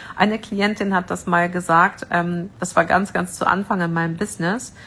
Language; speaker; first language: German; native; German